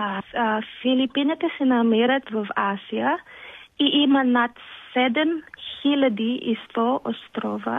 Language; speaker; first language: Bulgarian; non-native, learner; Filipino